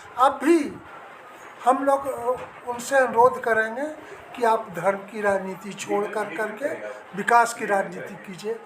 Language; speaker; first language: Hindi; native; Hindi